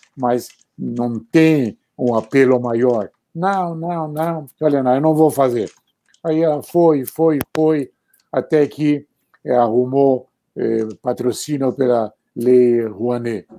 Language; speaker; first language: Portuguese; non-native, fluent; Italian